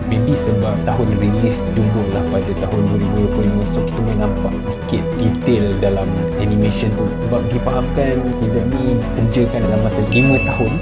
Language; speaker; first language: Malay; native; Malay